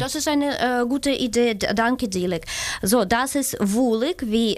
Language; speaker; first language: German; non-native, learner; Ukrainian